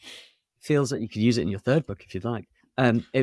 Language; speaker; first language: English; native; English